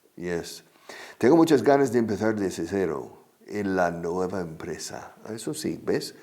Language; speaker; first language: Spanish; non-native, fluent; English